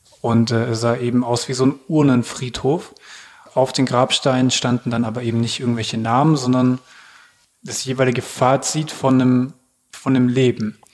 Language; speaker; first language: German; native; German